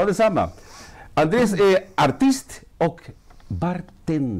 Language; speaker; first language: Swedish; non-native, fluent; Spanish